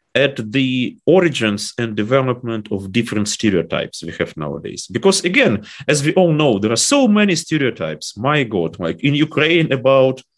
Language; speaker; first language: English; non-native, fluent; Ukrainian